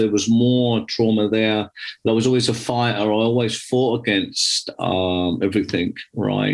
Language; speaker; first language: English; native; English